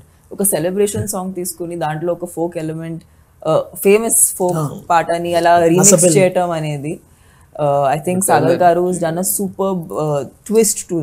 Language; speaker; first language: Telugu; non-native, fluent; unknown